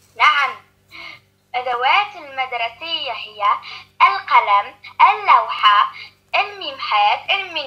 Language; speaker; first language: Arabic; non-native, learner; French